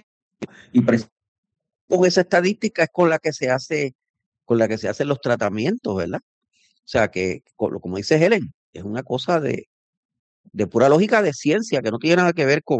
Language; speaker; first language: Spanish; native; Spanish